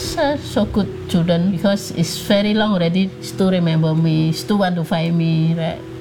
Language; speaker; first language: English; non-native, local second language; Indonesian